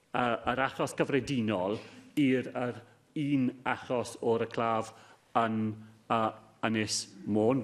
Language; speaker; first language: Welsh; non-native, local second language; English